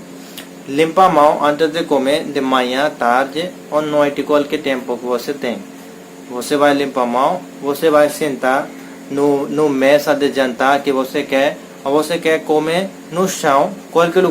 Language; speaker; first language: Portuguese; non-native, learner; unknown